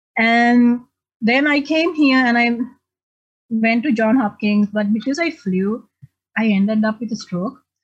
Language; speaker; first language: English; non-native, local second language; Sinhala